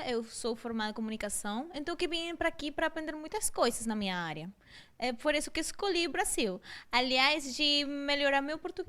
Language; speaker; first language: Portuguese; non-native, fluent; Spanish